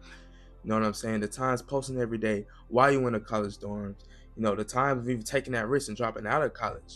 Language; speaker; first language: English; native; English